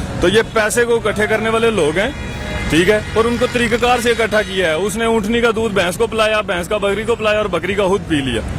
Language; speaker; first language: Urdu; non-native, local second language; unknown